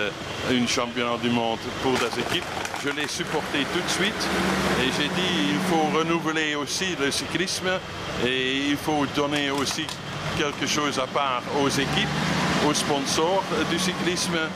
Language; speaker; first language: French; non-native, fluent; Dutch